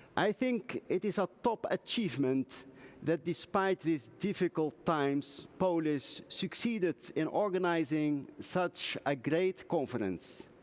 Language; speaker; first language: English; non-native, fluent; Dutch